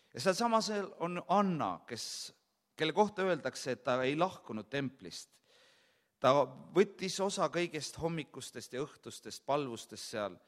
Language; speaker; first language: Estonian; native; Estonian